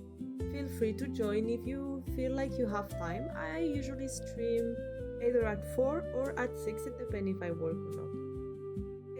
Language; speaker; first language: English; non-native, fluent; Spanish